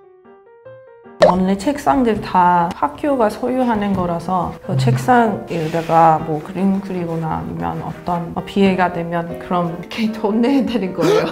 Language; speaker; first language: Korean; non-native, fluent; English